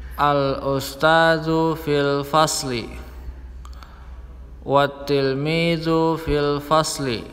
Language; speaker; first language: Arabic; non-native, fluent; Indonesian